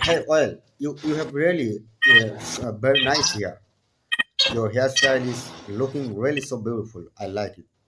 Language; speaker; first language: English; non-native, learner; Bangla